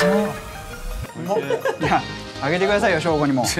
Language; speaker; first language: Japanese; native; Japanese